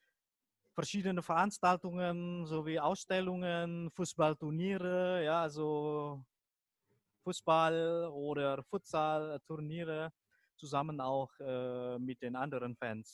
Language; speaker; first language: German; non-native, fluent; Indonesian